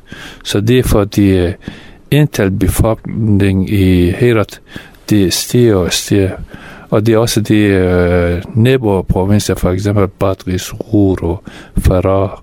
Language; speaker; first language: Danish; non-native, fluent; Persian